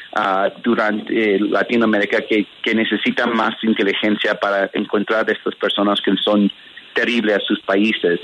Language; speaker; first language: Spanish; early bilingual, heritage; Spanish